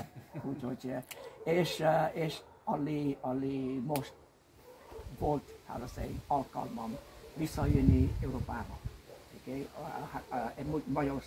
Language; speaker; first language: Hungarian; non-native, learner; Vietnamese